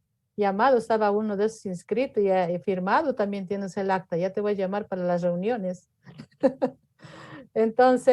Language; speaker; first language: Spanish; native; Spanish